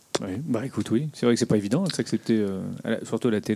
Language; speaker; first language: French; native; French